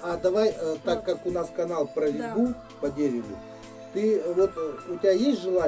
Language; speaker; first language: Russian; native; Russian